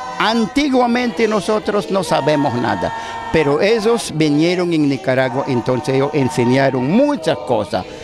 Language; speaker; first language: Spanish; non-native, local second language; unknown